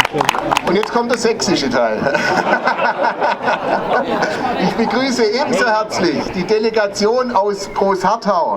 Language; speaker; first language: German; native; German